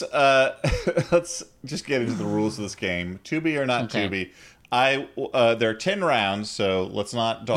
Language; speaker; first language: English; native; English